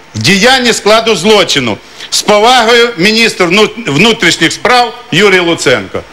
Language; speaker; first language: Ukrainian; non-native, local second language; Russian